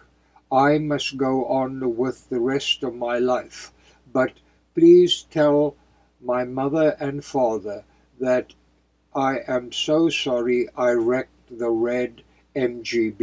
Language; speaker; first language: English; native; English